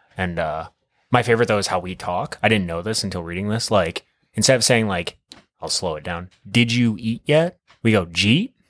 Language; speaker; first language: English; native; English